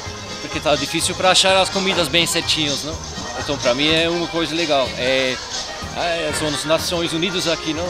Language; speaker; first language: Portuguese; non-native, fluent; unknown